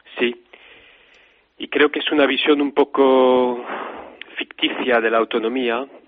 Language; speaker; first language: Spanish; non-native, fluent; French